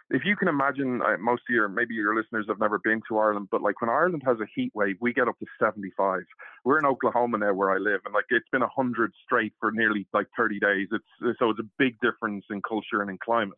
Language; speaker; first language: English; native; English